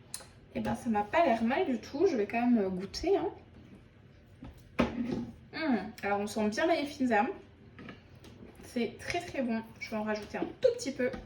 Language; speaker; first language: French; native; French